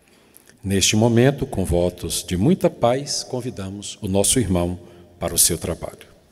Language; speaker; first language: Portuguese; native; Portuguese